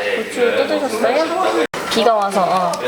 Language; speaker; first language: Korean; native; Korean